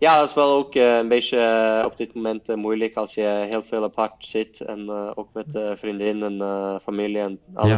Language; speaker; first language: Dutch; non-native, fluent; Norwegian